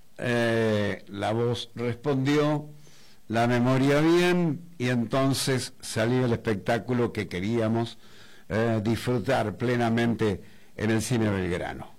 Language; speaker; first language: Spanish; native; Spanish